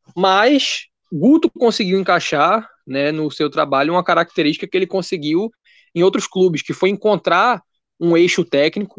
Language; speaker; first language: Portuguese; native; Portuguese